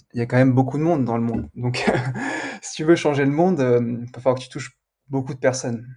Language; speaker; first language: French; native; French